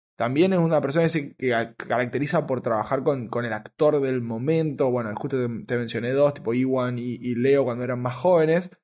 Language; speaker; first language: Spanish; native; Spanish